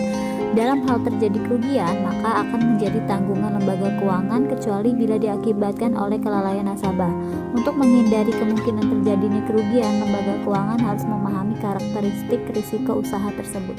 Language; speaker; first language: Indonesian; native; Indonesian